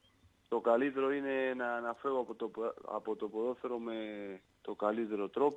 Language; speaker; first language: Greek; non-native, learner; Spanish